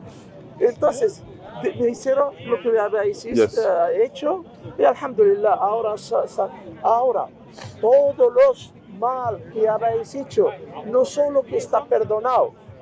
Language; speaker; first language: Spanish; non-native, fluent; Arabic